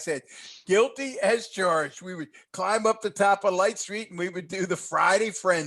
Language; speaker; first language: English; native; English